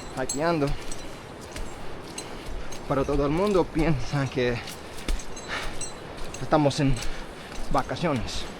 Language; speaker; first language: Spanish; non-native, learner; English